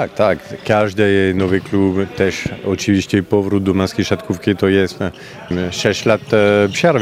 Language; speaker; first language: Polish; non-native, fluent; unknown